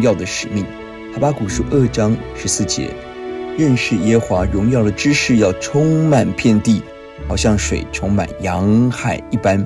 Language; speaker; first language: Chinese; native; Chinese